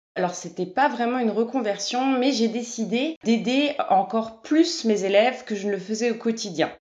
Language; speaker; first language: French; native; French